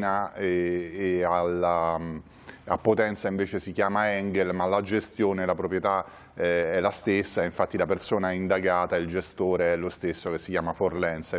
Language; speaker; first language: Italian; native; Italian